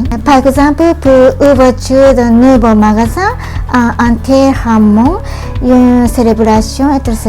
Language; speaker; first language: French; non-native, learner; Japanese